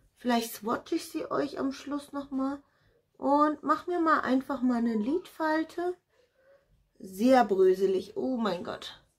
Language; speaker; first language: German; non-native, fluent; Russian